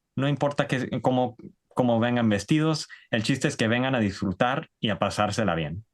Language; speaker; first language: Spanish; early bilingual, heritage; Spanish